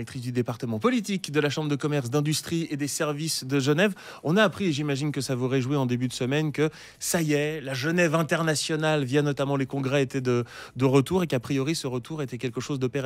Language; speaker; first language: French; native; French